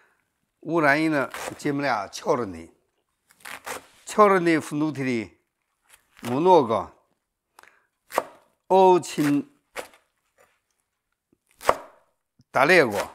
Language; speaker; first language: Russian; non-native, learner; Chinese